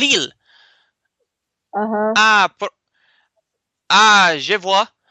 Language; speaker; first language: French; non-native, learner; English